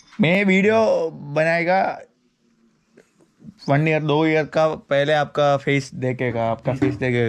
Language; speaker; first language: Hindi; non-native, local second language; Malayalam